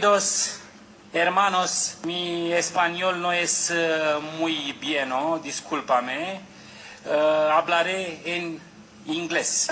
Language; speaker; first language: Spanish; non-native, learner; English